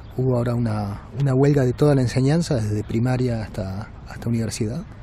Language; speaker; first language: Spanish; native; Spanish